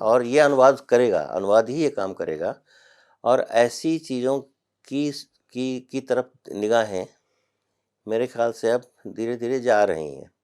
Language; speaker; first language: Hindi; native; Hindi